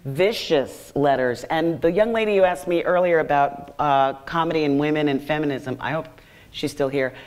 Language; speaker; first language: English; native; English